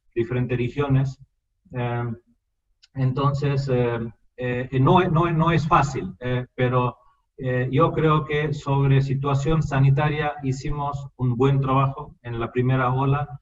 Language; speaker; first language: Spanish; non-native, fluent; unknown